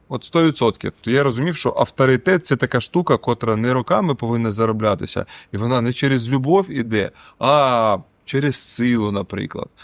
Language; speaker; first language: Ukrainian; non-native, local second language; Russian